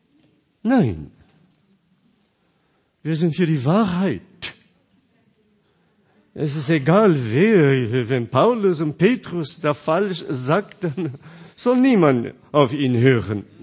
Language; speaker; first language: German; non-native, fluent; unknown